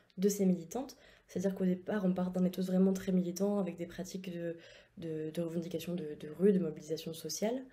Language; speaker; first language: French; native; French